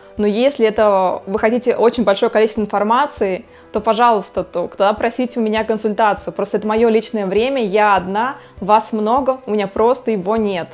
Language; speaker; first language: Russian; native; Russian